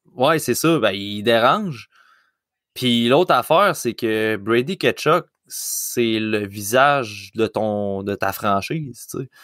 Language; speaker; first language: French; native; French